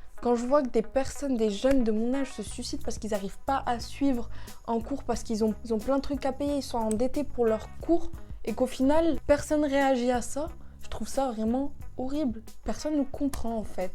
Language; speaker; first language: French; native; French